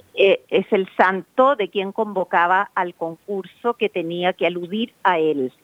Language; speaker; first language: Spanish; native; Spanish